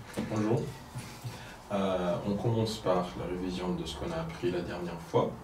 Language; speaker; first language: French; non-native, fluent; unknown